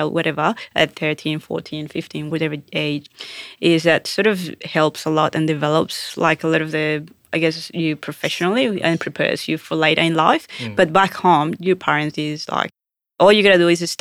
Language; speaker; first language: English; non-native, fluent; Spanish